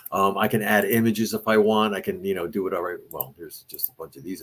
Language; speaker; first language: English; native; English